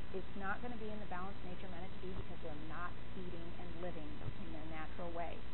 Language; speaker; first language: English; native; English